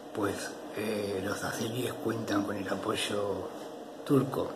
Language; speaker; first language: Spanish; native; Spanish